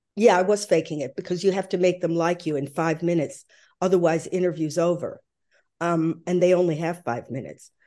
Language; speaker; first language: English; early bilingual, other home language; German